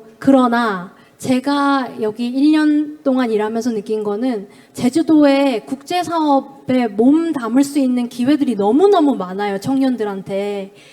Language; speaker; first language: Korean; native; Korean